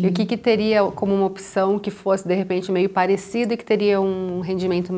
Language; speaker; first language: Portuguese; native; Portuguese